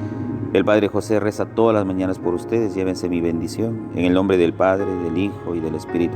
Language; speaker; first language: Spanish; native; Spanish